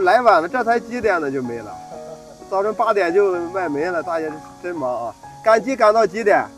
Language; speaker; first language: Chinese; native; Chinese